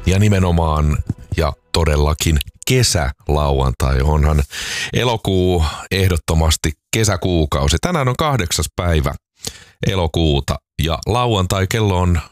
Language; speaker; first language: Finnish; native; Finnish